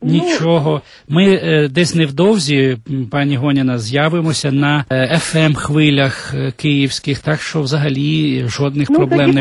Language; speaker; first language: Ukrainian; native; Ukrainian